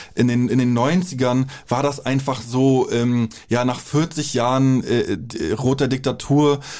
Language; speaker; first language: German; native; German